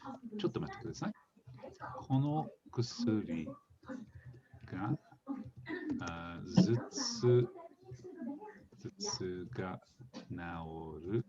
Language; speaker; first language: Japanese; non-native, fluent; English